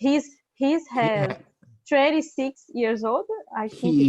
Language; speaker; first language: English; non-native, learner; Portuguese